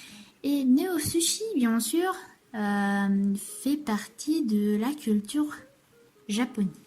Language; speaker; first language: French; non-native, learner; Romanian